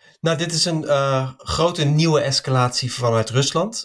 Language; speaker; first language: Dutch; native; Dutch